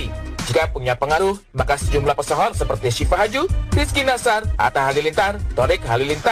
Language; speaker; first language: Indonesian; native; Indonesian